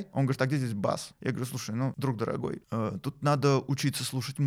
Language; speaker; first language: Russian; native; Russian